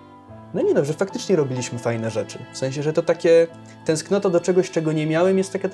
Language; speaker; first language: Polish; native; Polish